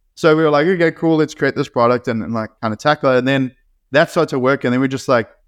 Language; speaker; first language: English; native; English